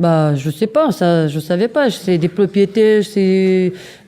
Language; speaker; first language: French; non-native, learner; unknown